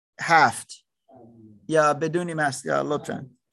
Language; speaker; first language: Persian; non-native, learner; German